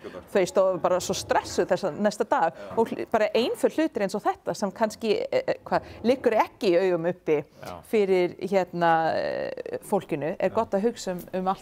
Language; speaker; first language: Icelandic; non-native, fluent; English